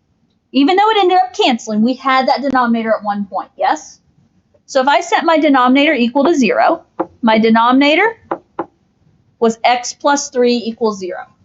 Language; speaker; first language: English; native; English